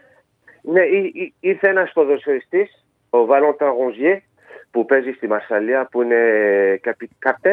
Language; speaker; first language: Greek; early bilingual, heritage; Greek